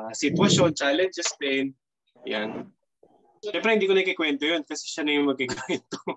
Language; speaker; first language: Filipino; native; Filipino